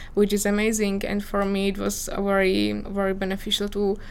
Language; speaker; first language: English; non-native, fluent; Slovak